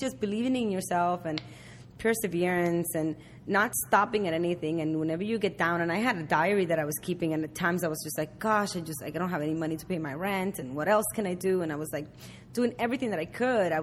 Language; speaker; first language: English; early bilingual, other home language; Spanish